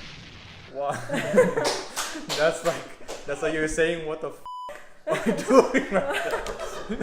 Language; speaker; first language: English; non-native, fluent; Thai